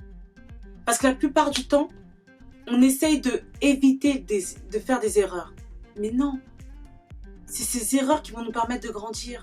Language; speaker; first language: French; native; French